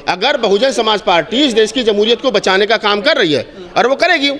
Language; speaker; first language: Hindi; native; Hindi